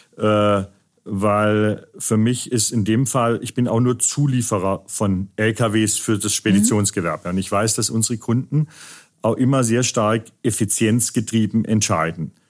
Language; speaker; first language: German; native; German